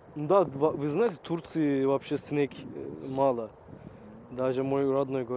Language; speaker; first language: Russian; non-native, learner; Turkish